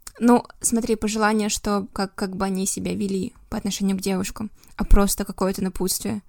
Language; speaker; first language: Russian; native; Russian